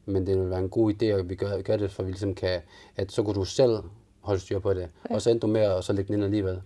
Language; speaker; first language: Danish; native; Danish